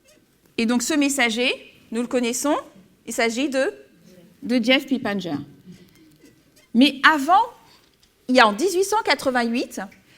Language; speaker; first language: French; native; French